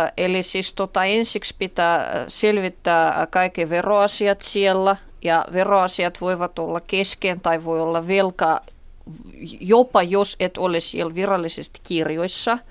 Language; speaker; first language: Finnish; non-native, fluent; Russian